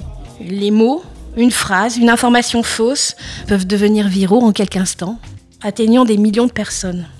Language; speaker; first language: French; native; French